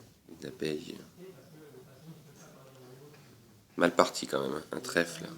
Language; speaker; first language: French; native; French